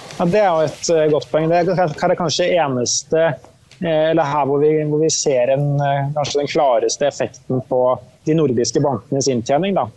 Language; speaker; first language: Norwegian; native; Norwegian